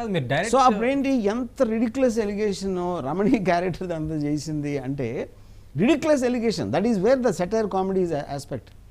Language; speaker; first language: Telugu; native; Telugu